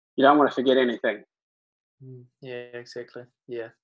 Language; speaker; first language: English; native; English